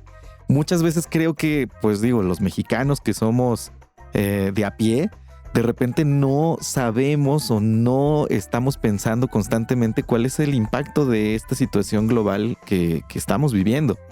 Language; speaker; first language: Spanish; native; Spanish